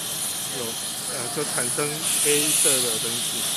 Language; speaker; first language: Chinese; native; Chinese